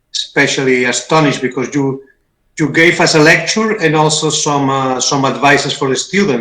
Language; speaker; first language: English; non-native, fluent; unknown